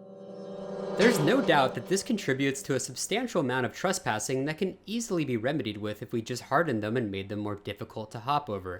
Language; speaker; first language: English; native; English